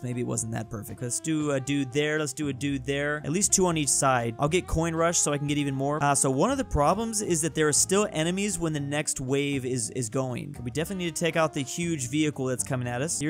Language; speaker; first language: English; native; English